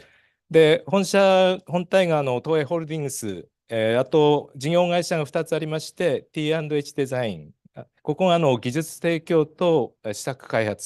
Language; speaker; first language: Japanese; native; Japanese